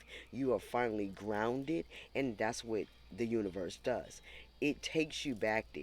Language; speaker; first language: English; native; English